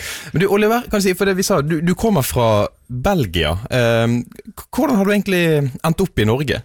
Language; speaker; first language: Norwegian; native; Norwegian